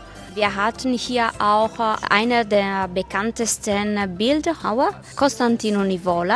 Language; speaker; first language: German; non-native, fluent; Italian